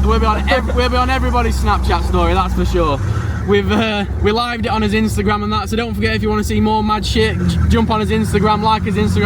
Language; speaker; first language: English; native; English